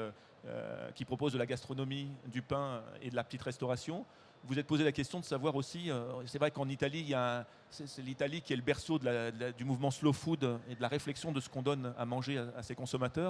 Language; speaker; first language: French; native; French